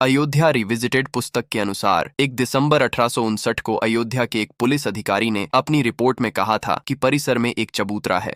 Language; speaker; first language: Hindi; native; Hindi